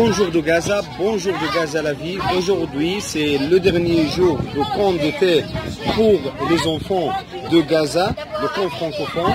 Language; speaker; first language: French; non-native, fluent; Arabic